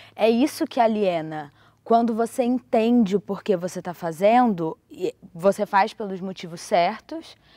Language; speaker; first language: Portuguese; native; Portuguese